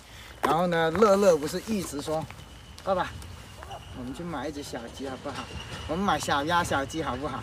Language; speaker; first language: Chinese; native; Chinese